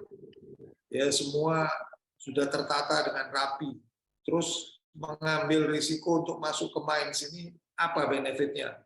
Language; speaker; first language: Indonesian; native; Indonesian